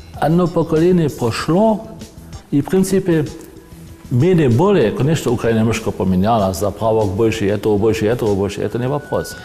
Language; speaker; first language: Russian; non-native, fluent; German